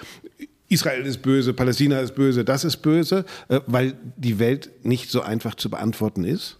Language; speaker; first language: German; native; German